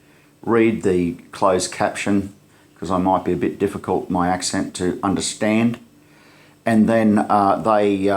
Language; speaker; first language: English; native; English